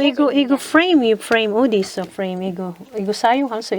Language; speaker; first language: Korean; non-native, learner; Filipino